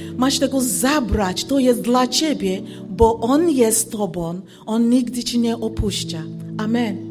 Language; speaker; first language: Polish; non-native, learner; Ukrainian